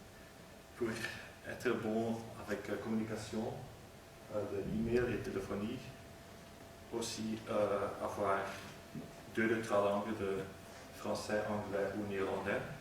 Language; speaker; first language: French; non-native, learner; Dutch